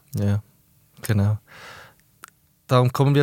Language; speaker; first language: German; native; German